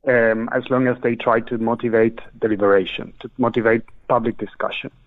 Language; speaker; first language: English; non-native, fluent; Spanish